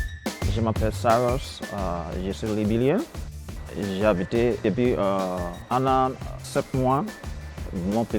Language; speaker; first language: French; non-native, learner; Arabic